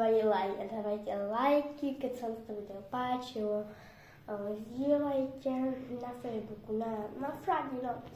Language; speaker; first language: Slovak; non-native, local second language; Romany